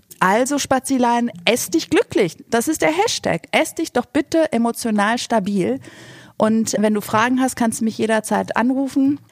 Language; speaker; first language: German; native; German